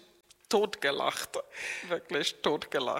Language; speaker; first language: German; non-native, fluent; Czech